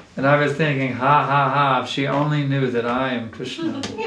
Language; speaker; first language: English; native; English